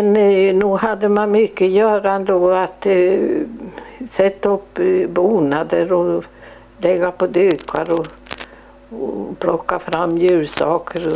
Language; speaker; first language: Swedish; native; Swedish